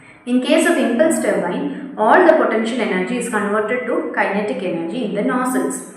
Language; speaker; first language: English; non-native, local second language; Malayalam